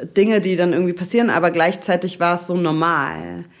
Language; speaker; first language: German; native; German